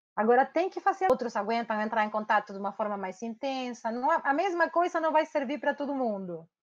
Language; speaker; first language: Portuguese; non-native, fluent; Spanish